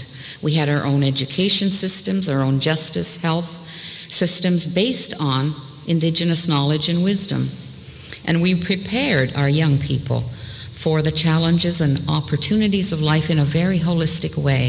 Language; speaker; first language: English; early bilingual, other home language; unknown